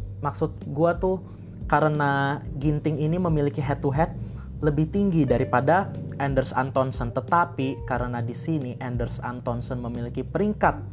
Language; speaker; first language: Indonesian; native; Indonesian